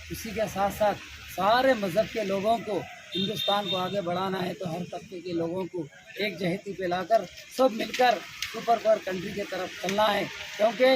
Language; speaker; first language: Hindi; native; Hindi